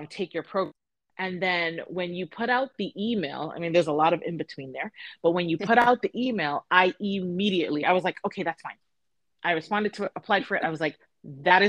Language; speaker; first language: English; native; English